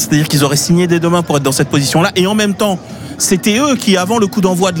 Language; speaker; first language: French; native; French